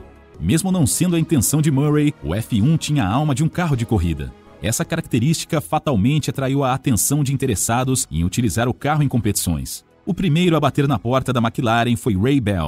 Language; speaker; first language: Portuguese; native; Portuguese